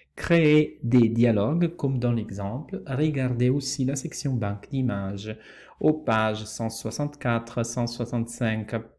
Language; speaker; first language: French; non-native, fluent; Italian